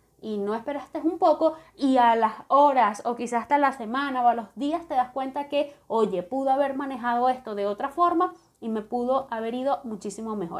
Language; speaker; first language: Spanish; native; Spanish